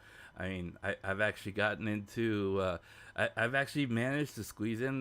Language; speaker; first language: English; native; English